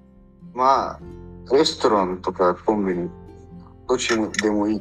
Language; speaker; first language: Japanese; non-native, learner; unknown